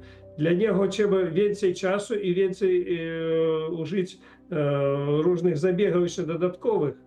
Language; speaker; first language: Polish; non-native, learner; Russian